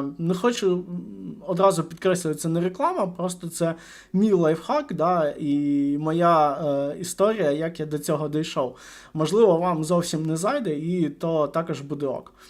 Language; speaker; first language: Ukrainian; non-native, local second language; Russian